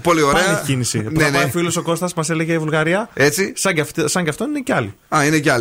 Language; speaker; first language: Greek; native; Greek